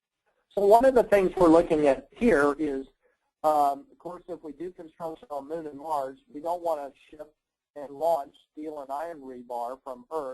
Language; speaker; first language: English; native; English